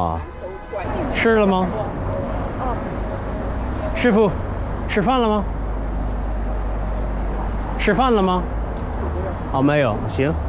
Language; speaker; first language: Chinese; non-native, fluent; English